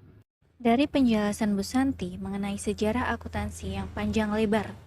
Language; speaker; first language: Indonesian; native; Indonesian